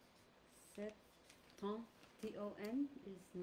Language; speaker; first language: French; non-native, learner; English